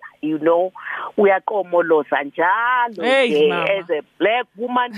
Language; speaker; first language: English; non-native, local second language; Zulu